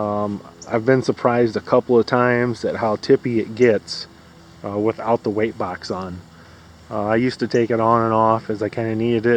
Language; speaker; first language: English; native; English